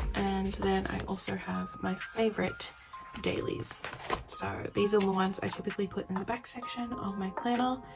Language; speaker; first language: English; native; English